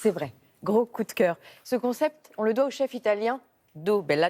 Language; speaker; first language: French; native; French